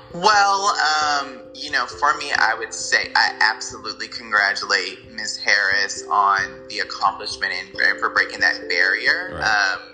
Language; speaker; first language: English; native; English